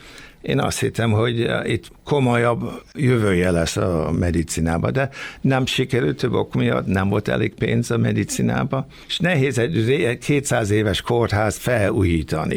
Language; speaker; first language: Hungarian; early bilingual, heritage; Hungarian